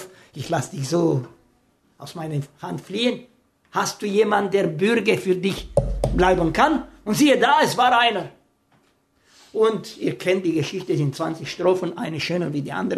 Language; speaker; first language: German; non-native, fluent; Romanian